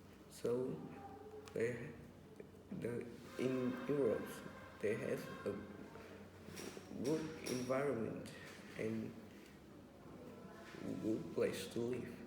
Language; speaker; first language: English; non-native, learner; Vietnamese